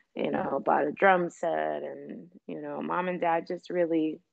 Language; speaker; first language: English; native; English